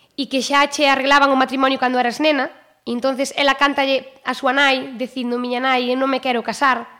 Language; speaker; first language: Galician; native; Galician